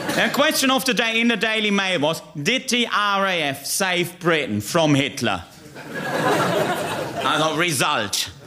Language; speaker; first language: English; non-native, fluent; German